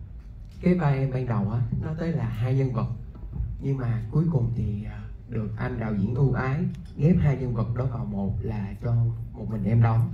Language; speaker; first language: Vietnamese; native; Vietnamese